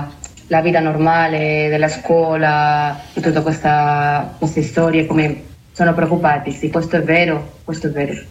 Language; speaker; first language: Italian; non-native, learner; Spanish